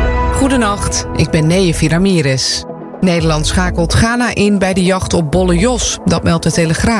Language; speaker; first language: Dutch; native; Dutch